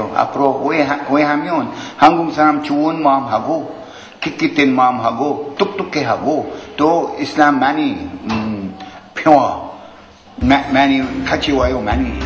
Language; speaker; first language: Korean; non-native, learner; Arabic